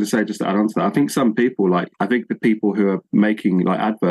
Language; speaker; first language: English; native; English